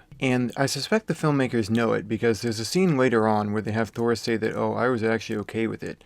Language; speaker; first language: English; native; English